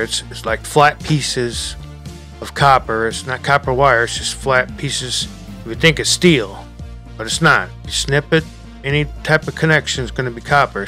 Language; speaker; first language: English; native; English